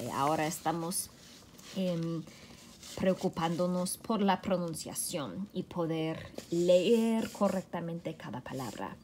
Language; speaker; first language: Spanish; non-native, fluent; English